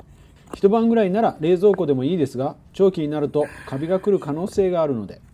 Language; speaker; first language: Japanese; native; Japanese